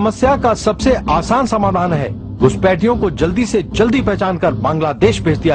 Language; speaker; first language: Hindi; native; Hindi